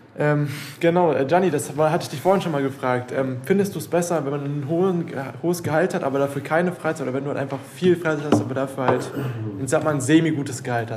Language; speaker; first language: German; native; German